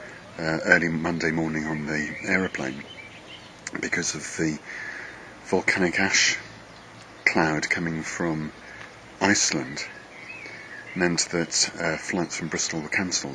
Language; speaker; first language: English; native; English